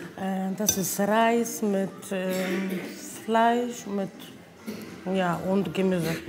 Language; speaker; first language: German; non-native, learner; Polish